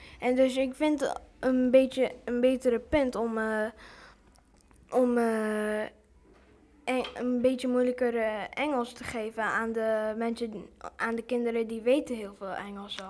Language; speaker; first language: Dutch; early bilingual, other home language; English